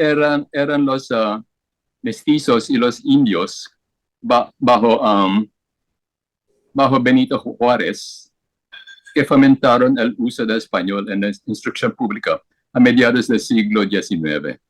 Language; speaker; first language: Spanish; non-native, fluent; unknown